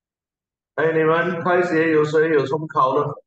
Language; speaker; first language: Chinese; native; Chinese